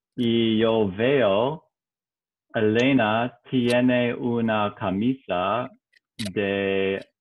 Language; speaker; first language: Spanish; non-native, learner; English